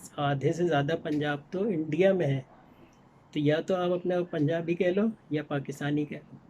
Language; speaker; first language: Urdu; native; Urdu